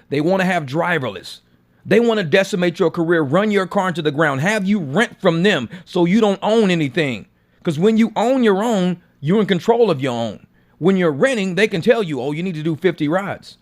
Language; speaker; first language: English; native; English